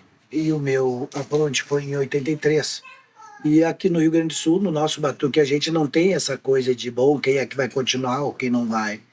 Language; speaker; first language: Portuguese; native; Portuguese